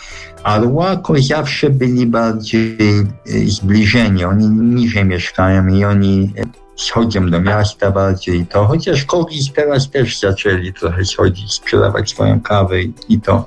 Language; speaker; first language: Polish; early bilingual, heritage; Polish